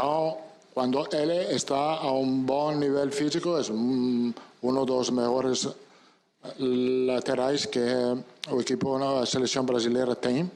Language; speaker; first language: Spanish; non-native, fluent; Italian